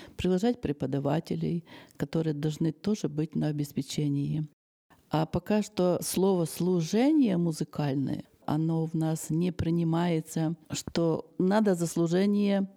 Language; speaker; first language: Russian; non-native, local second language; Ukrainian